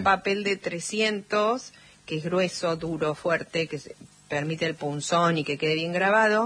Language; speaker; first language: Spanish; native; Spanish